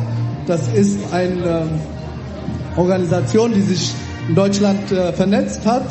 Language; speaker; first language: German; early bilingual, other home language; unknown